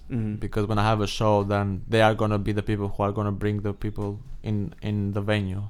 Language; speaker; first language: English; non-native, fluent; Albanian